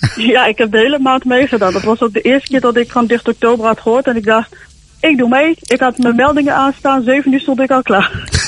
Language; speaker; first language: Dutch; early bilingual, other home language; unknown